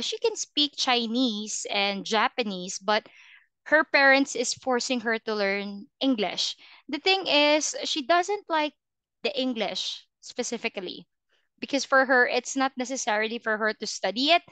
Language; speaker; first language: English; non-native, fluent; Filipino